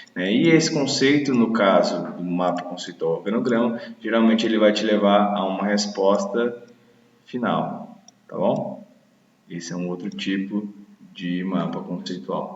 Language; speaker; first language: Portuguese; native; Portuguese